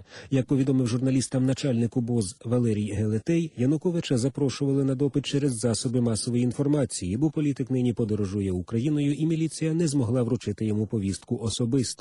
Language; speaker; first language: Ukrainian; native; Ukrainian